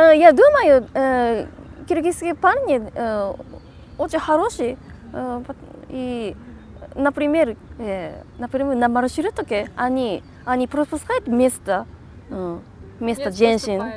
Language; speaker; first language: Russian; non-native, learner; Japanese